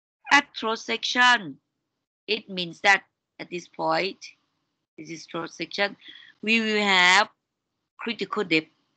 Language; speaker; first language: English; non-native, fluent; Thai